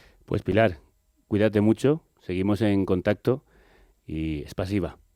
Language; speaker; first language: Spanish; native; Spanish